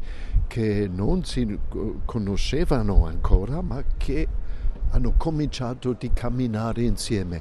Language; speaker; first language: Italian; non-native, fluent; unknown